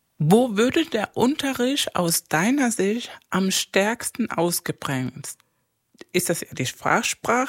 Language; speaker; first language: German; non-native, fluent; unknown